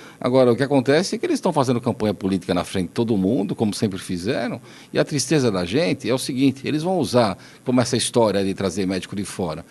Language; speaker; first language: Portuguese; native; Portuguese